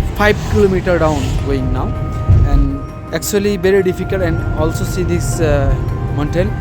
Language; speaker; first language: English; non-native, learner; Bangla